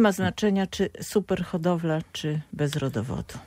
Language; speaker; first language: Polish; native; Polish